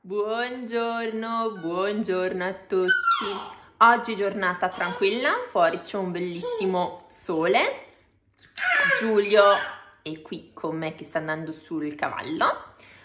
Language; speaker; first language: Italian; native; Italian